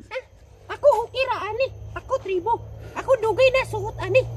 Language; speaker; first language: Cebuano; non-native, local second language; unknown